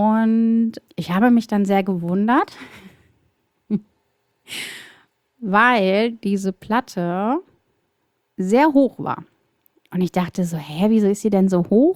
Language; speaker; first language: German; native; German